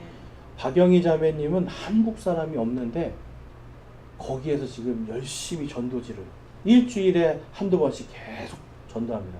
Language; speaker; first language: Korean; native; Korean